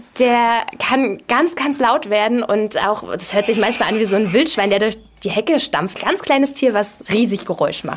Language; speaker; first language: German; native; German